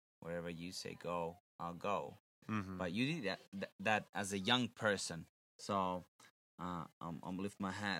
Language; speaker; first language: English; non-native, fluent; Finnish